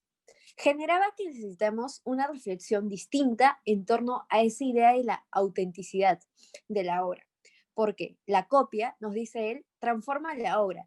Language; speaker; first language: Spanish; native; Spanish